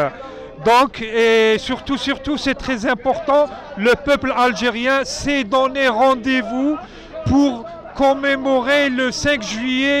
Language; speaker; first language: French; non-native, local second language; Arabic